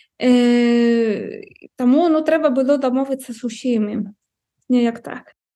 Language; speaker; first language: Belarusian; non-native, fluent; Spanish